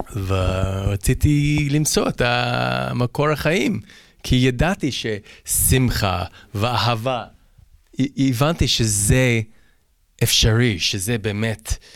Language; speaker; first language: Hebrew; non-native, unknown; English